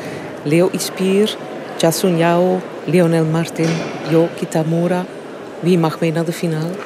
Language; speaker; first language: Dutch; native; Dutch